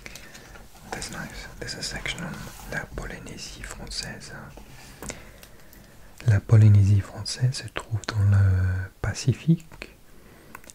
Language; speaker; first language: French; non-native, learner; English